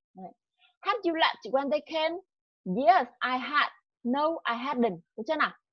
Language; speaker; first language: English; non-native, fluent; Vietnamese